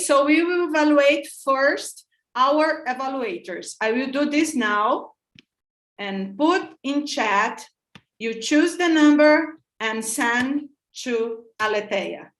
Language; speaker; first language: English; non-native, learner; Portuguese